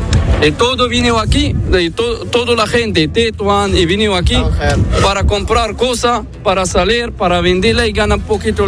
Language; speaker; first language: Spanish; non-native, learner; Arabic